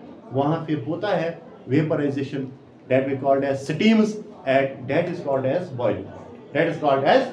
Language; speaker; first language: Hindi; non-native, local second language; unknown